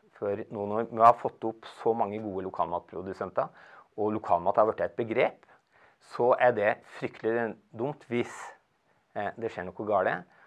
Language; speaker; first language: Norwegian; native; Norwegian